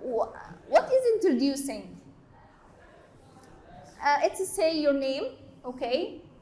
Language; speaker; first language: English; non-native, learner; Arabic